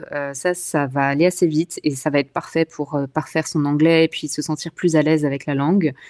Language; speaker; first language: French; native; French